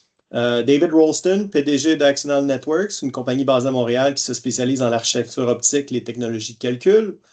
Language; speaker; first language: French; native; French